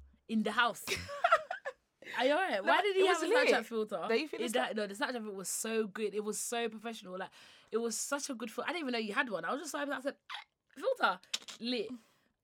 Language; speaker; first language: English; non-native, local second language; Yoruba